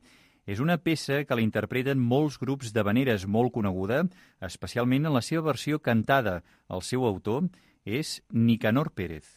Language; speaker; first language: Catalan; native; Catalan